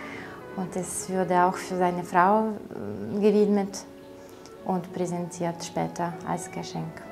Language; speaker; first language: German; non-native, fluent; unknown